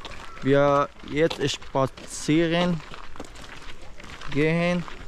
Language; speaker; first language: German; non-native, learner; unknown